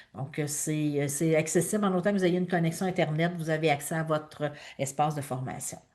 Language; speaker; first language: French; native; French